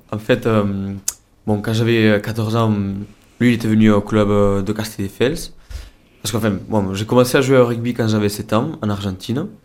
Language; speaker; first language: French; non-native, fluent; Spanish